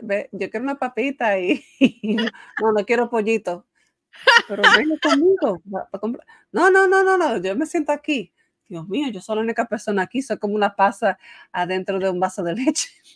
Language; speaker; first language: Spanish; early bilingual, heritage; Spanish